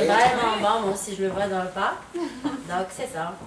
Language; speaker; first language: French; non-native, local second language; Arabic